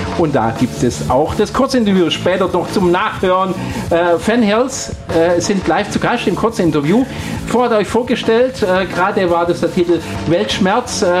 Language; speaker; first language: German; native; German